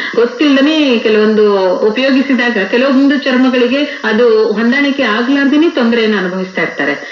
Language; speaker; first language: Kannada; native; Kannada